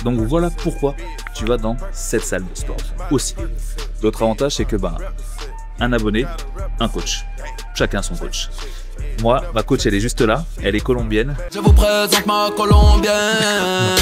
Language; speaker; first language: French; native; French